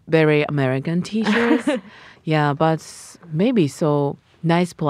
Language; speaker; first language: English; non-native, learner; Japanese